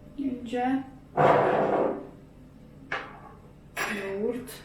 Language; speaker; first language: Turkish; non-native, fluent; Polish